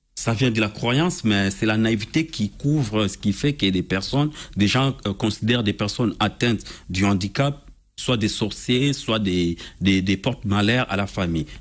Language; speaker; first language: French; non-native, local second language; Lingala